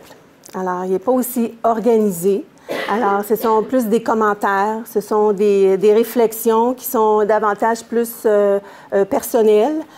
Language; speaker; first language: French; native; French